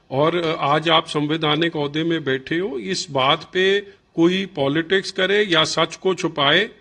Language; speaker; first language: Hindi; non-native, local second language; Punjabi